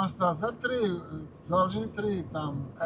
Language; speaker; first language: Russian; non-native, local second language; Uzbek